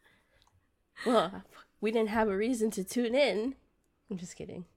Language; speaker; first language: English; native; English